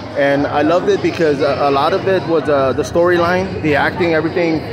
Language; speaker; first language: English; native; English